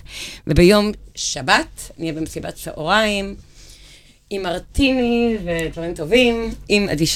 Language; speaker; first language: Hebrew; native; Hebrew